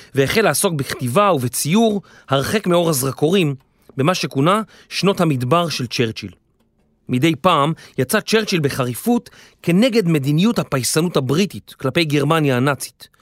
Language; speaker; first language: Hebrew; native; Hebrew